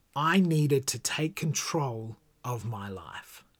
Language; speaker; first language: English; native; English